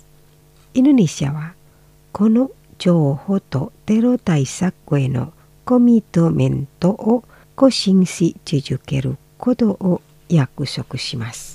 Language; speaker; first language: Japanese; non-native, fluent; Indonesian